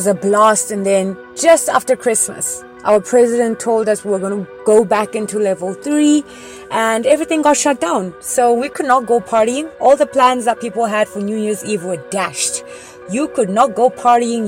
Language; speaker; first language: English; non-native, local second language; Venda